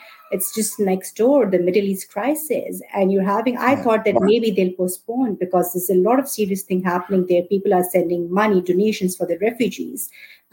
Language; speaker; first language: English; non-native, local second language; Urdu